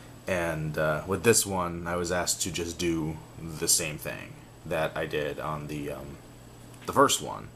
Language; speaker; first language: English; native; English